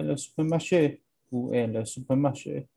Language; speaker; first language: French; non-native, learner; English